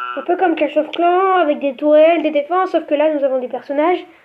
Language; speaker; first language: French; native; French